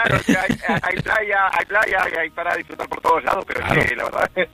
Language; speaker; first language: Spanish; native; Spanish